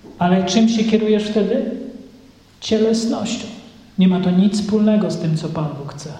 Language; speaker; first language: Polish; native; Polish